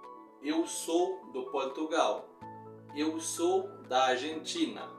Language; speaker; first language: Portuguese; non-native, fluent; Haitian Creole